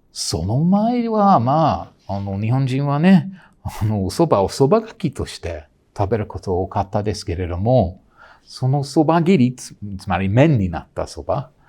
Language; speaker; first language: Japanese; non-native, fluent; English